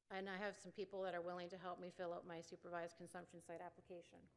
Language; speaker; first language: English; native; English